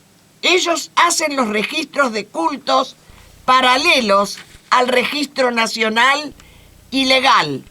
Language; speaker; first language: Spanish; native; Spanish